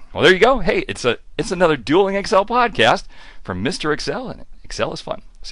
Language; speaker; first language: English; native; English